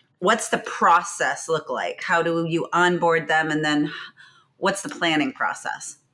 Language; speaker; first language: English; native; English